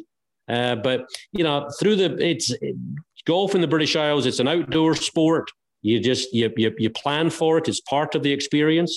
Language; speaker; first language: English; native; English